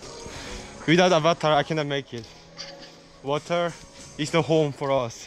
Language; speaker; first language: English; non-native, learner; Korean